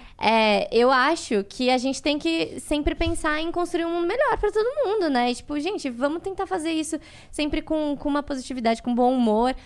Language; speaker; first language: Portuguese; native; Portuguese